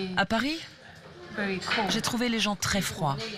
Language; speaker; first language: French; non-native, learner; Korean